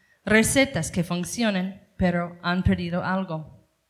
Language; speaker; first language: Spanish; non-native, fluent; English